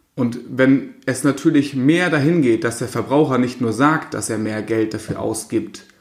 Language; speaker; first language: German; native; German